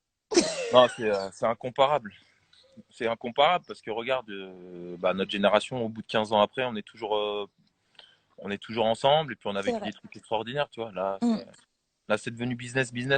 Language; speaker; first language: French; native; French